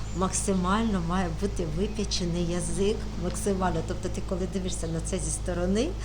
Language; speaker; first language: Ukrainian; native; Ukrainian